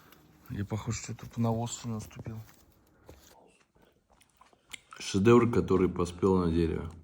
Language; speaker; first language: Russian; native; Russian